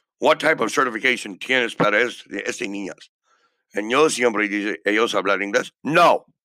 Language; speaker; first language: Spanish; non-native, learner; English